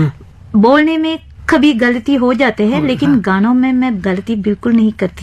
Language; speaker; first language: Hindi; non-native, fluent; Sinhala